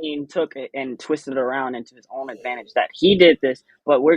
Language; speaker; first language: English; native; English